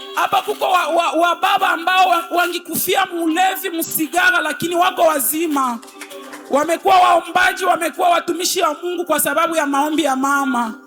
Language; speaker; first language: Swahili; native; Swahili